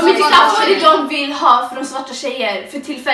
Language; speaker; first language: Swedish; early bilingual, other home language; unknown